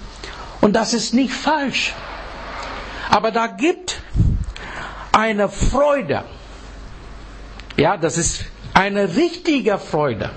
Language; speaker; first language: German; non-native, learner; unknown